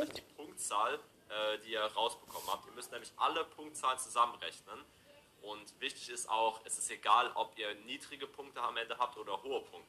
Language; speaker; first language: German; native; German